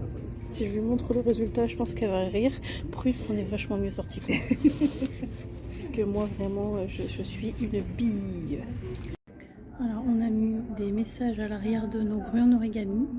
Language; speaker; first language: French; native; French